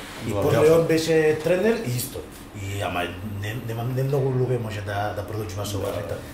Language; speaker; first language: Macedonian; non-native, learner; Spanish